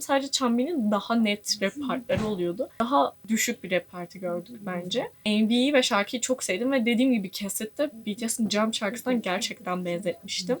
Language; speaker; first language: Turkish; native; Turkish